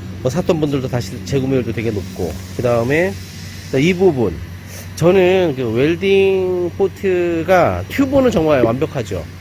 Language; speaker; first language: Korean; native; Korean